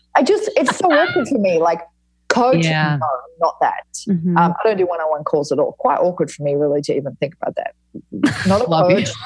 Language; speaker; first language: English; native; English